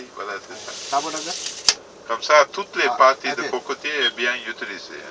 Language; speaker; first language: French; non-native, fluent; Sinhala